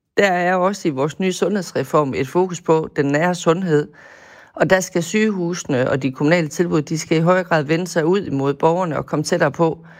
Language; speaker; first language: Danish; native; Danish